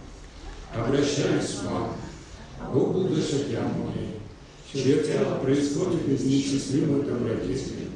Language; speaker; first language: Russian; native; Russian